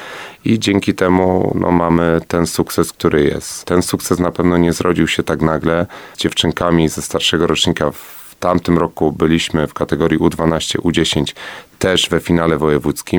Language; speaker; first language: Polish; native; Polish